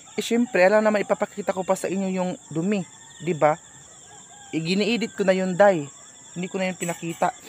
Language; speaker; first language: Filipino; non-native, local second language; Cebuano